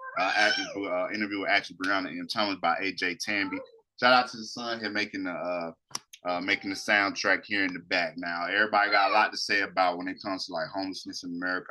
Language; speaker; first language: English; native; English